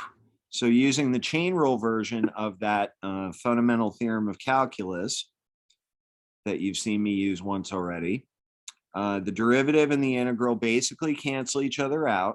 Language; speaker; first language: English; native; English